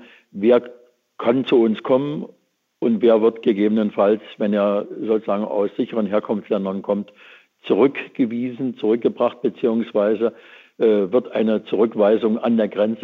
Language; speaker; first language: German; native; German